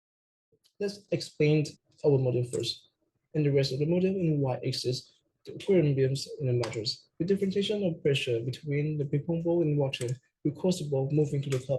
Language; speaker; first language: English; non-native, learner; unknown